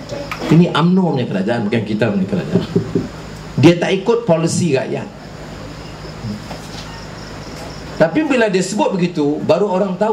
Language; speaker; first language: Malay; native; Malay